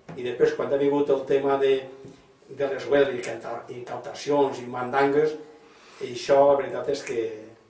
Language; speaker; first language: Spanish; non-native, local second language; Catalan